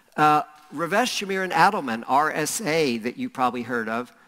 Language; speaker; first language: English; native; English